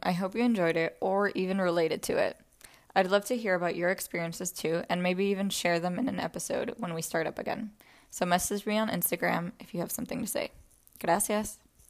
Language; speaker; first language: English; early bilingual, other home language; Spanish